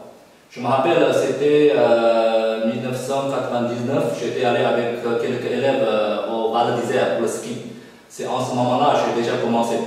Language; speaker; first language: French; non-native, fluent; Chinese